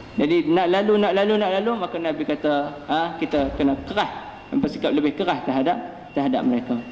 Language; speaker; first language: Malay; native; Malay